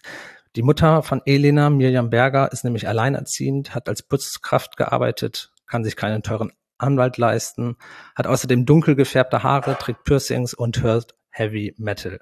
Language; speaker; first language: German; native; German